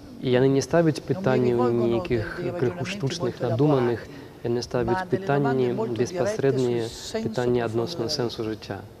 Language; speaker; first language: Belarusian; non-native, fluent; Italian